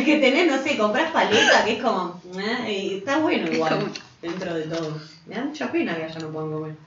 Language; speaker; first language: Spanish; native; Spanish